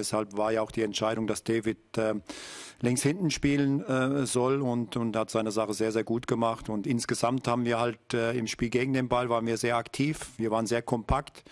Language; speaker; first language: German; native; German